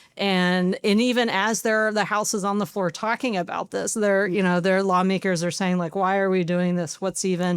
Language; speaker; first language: English; native; English